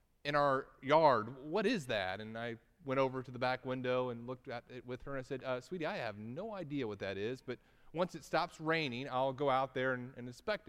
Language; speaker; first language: English; native; English